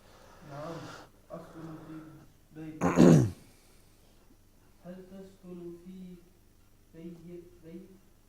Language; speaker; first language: Arabic; non-native, learner; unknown